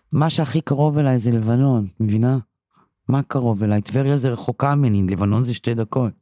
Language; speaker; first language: Hebrew; early bilingual, other home language; English